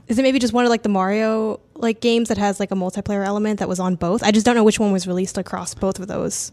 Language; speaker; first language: English; native; English